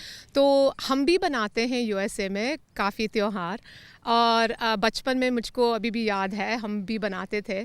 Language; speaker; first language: Hindi; early bilingual, heritage; Hindi